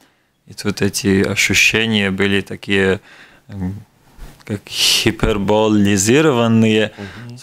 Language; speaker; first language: Russian; non-native, local second language; Latvian